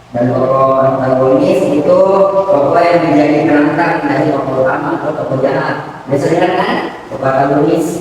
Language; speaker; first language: Indonesian; native; Indonesian